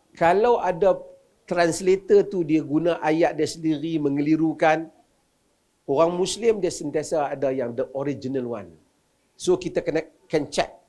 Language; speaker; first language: Malay; native; Malay